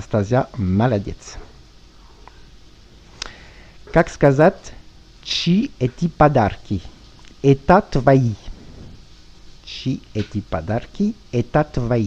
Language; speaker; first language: Russian; non-native, fluent; French